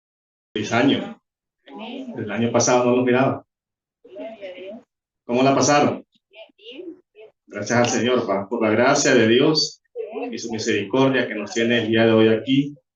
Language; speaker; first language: Spanish; native; Spanish